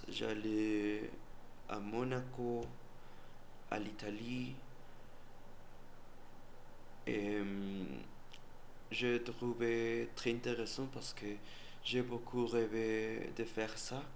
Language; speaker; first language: French; non-native, learner; Spanish